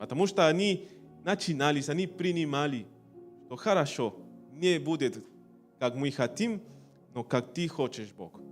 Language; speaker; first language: Russian; non-native, learner; Spanish